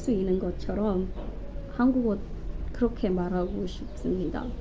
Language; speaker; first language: Korean; non-native, learner; English